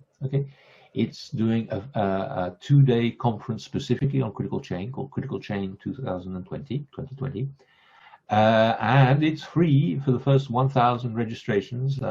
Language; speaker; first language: English; non-native, fluent; French